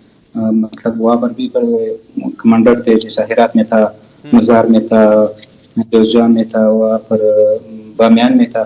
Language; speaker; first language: Urdu; non-native, fluent; Pashto